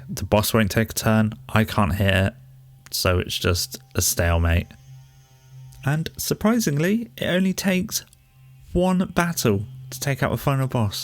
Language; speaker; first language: English; native; English